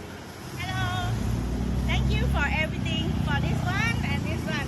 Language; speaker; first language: English; non-native, learner; Thai